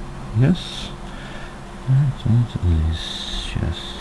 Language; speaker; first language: English; non-native, learner; Russian